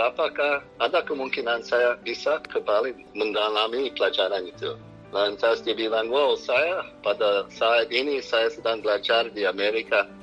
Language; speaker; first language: Indonesian; non-native, fluent; English